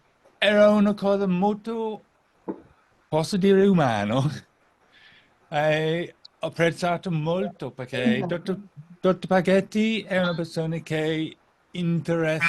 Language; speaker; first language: Italian; non-native, fluent; English